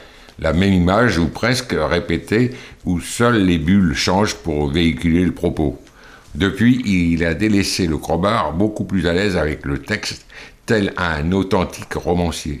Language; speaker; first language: French; native; French